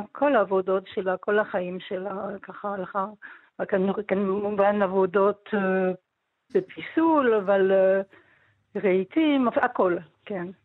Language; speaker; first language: Hebrew; non-native, fluent; French